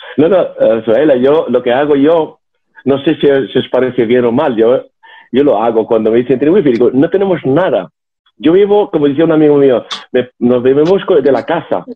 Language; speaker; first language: Spanish; non-native, fluent; Arabic